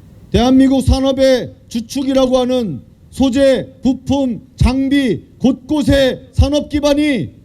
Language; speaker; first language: Korean; native; Korean